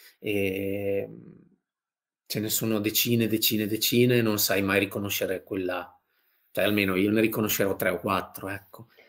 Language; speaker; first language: Italian; native; Italian